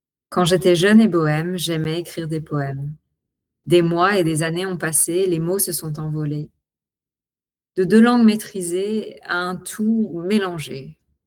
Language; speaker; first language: French; native; French